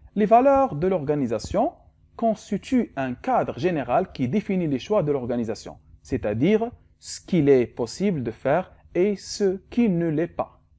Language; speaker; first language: French; non-native, local second language; Arabic